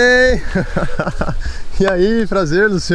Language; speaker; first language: Portuguese; native; Portuguese